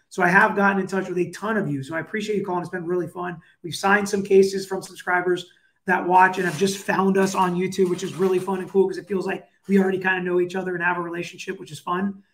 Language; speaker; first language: English; native; English